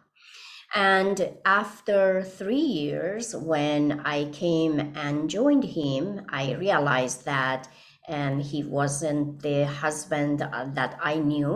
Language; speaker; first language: English; non-native, fluent; Persian